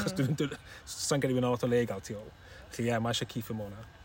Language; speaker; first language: Welsh; native; Welsh